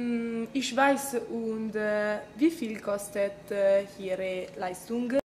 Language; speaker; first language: German; non-native, learner; Italian